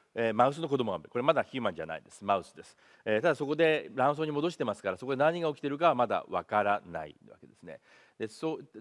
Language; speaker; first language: Japanese; native; Japanese